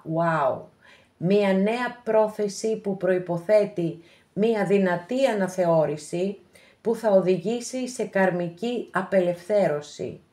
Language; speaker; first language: Greek; native; Greek